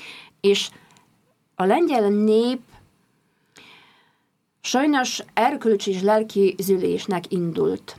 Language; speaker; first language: Hungarian; non-native, fluent; Polish